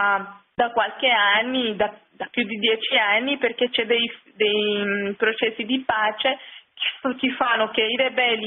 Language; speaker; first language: Italian; non-native, fluent; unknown